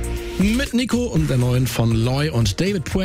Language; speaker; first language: German; native; German